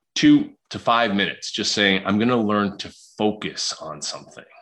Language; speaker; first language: English; native; English